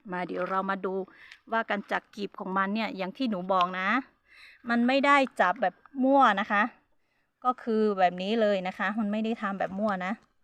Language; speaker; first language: Thai; non-native, local second language; Hmong